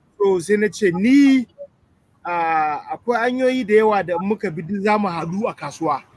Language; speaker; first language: Hausa; non-native, local second language; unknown